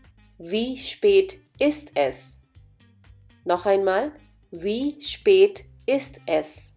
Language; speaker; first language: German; non-native, fluent; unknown